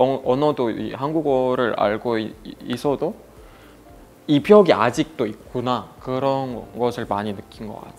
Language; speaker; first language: Korean; non-native, fluent; Indonesian